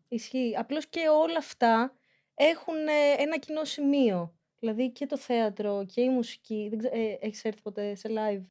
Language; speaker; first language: Greek; native; Greek